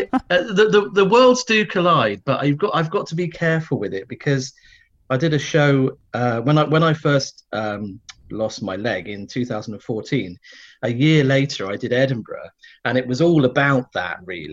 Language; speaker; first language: English; native; English